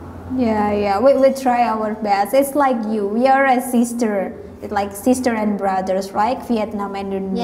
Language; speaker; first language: English; non-native, learner; Indonesian